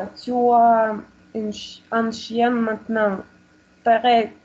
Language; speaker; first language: French; non-native, learner; Russian